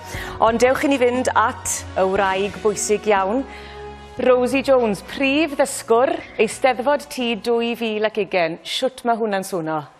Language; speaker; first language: Welsh; native; Welsh